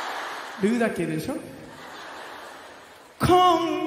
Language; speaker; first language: Japanese; non-native, fluent; Korean